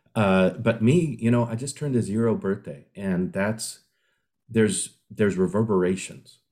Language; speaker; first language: English; native; English